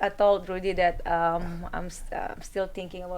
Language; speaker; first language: English; non-native, fluent; Indonesian